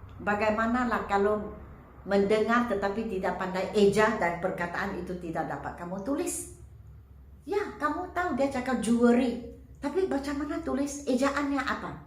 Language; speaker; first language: Malay; non-native, local second language; Chinese